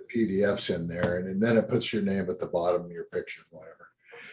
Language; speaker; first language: English; native; English